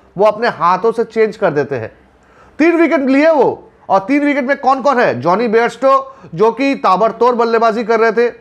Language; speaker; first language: Hindi; non-native, local second language; Bangla